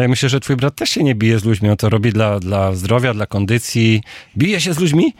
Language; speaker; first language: Polish; native; Polish